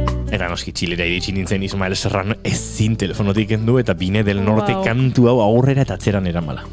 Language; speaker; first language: Basque; native; Basque